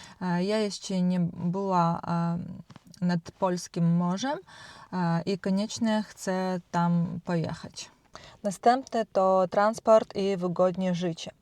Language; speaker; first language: Polish; non-native, learner; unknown